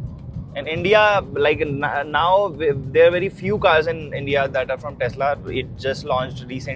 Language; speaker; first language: English; non-native, local second language; Hindi